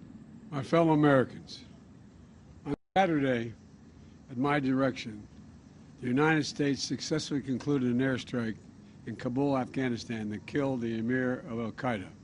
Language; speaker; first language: English; native; English